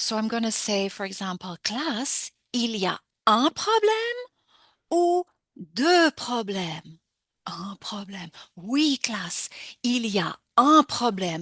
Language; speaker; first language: French; non-native, fluent; English